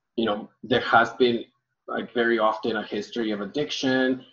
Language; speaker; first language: English; early bilingual, other home language; Spanish